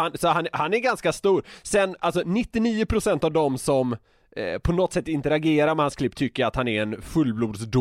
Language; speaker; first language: Swedish; native; Swedish